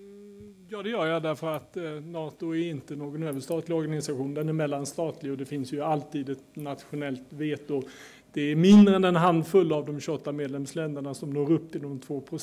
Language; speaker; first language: Swedish; native; Swedish